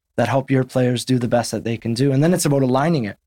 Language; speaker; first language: English; native; English